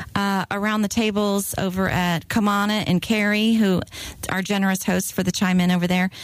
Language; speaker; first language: English; native; English